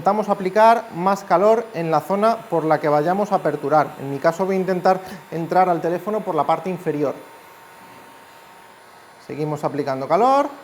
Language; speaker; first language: Spanish; native; Spanish